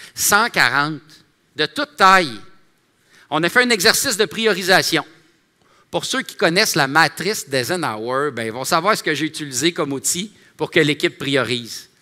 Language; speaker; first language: French; native; French